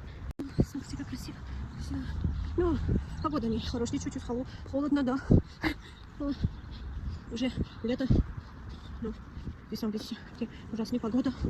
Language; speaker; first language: Russian; non-native, fluent; Armenian